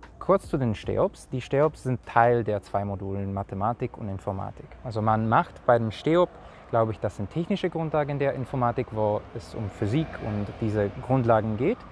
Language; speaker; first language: German; non-native, fluent; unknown